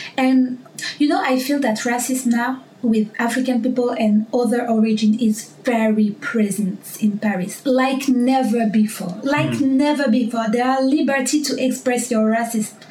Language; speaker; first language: English; non-native, learner; French